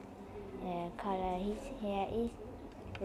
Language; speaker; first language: English; non-native, learner; Vietnamese